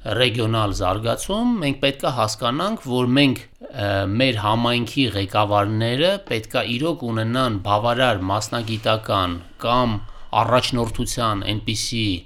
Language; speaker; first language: Armenian; native; Armenian